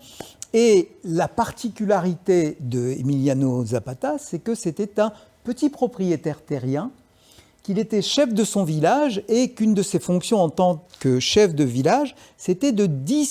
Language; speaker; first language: French; native; French